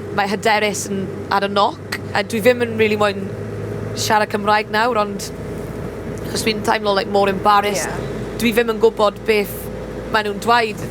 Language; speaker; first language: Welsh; non-native, local second language; English